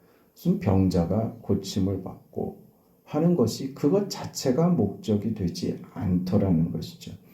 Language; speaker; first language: Korean; native; Korean